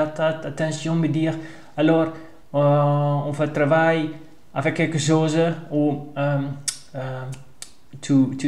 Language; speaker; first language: French; non-native, learner; Dutch